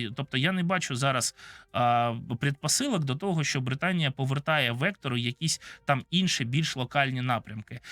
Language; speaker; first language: Ukrainian; non-native, local second language; Russian